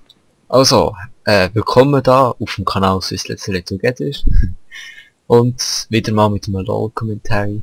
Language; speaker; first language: German; native; German